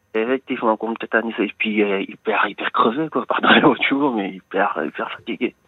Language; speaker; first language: French; non-native, local second language; Wolof